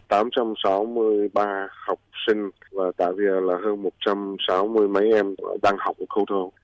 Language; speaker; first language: Vietnamese; early bilingual, heritage; Vietnamese